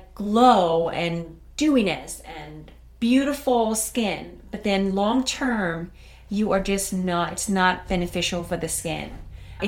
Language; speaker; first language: English; non-native, fluent; Danish